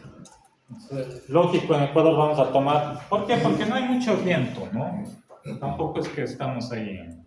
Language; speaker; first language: Spanish; native; Spanish